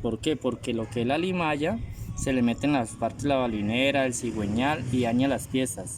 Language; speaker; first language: Spanish; native; Spanish